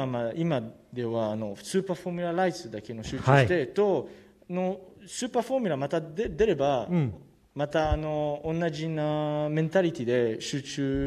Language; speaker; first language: Japanese; non-native, learner; French